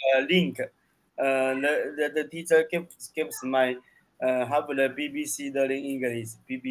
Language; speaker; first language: English; non-native, learner; Chinese